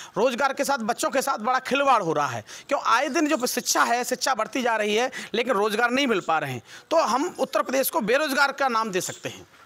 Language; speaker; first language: Hindi; native; Hindi